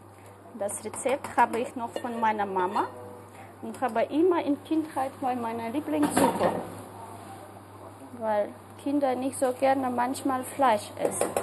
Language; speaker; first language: German; non-native, fluent; Russian